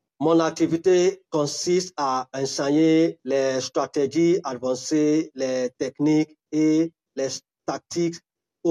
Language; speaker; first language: French; non-native, learner; Yoruba